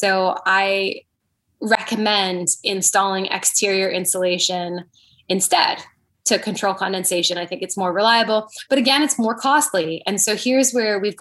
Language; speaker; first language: English; native; English